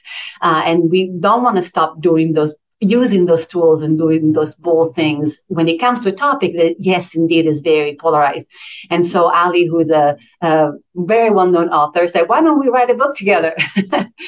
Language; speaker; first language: English; non-native, fluent; Italian